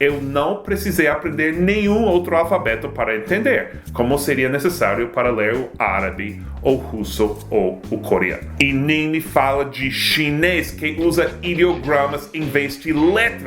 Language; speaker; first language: Portuguese; non-native, fluent; English